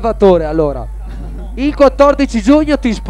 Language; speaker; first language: Italian; native; Italian